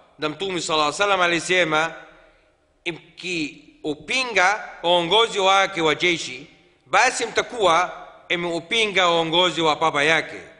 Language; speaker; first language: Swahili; non-native, fluent; Arabic